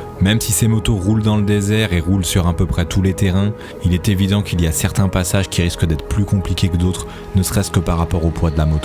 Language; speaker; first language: French; native; French